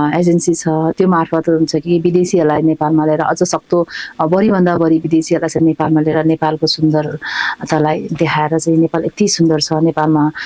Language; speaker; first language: Nepali; non-native, local second language; Sherpa